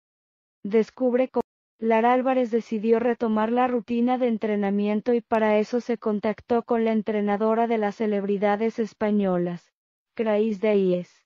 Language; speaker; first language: Spanish; native; Spanish